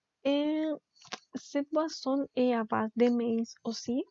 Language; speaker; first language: French; non-native, learner; Spanish